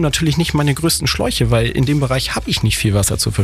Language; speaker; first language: German; native; German